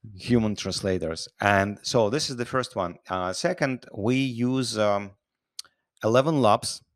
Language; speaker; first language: English; non-native, fluent; Russian